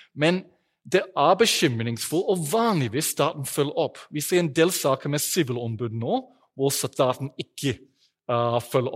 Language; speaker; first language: Norwegian; non-native, fluent; English